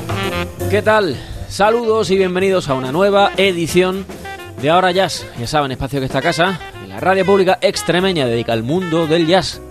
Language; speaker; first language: Spanish; native; Spanish